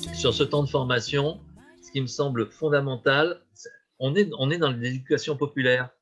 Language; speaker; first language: French; native; French